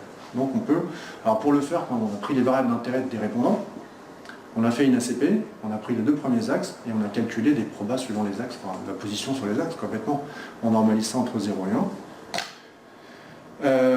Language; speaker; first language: French; native; French